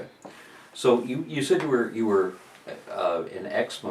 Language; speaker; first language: English; native; English